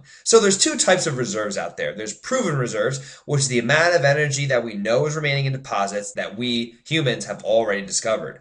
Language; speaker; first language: English; native; English